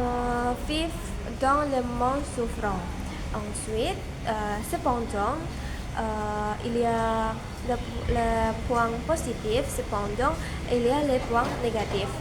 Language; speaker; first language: French; non-native, learner; Indonesian